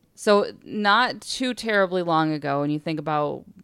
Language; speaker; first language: English; native; English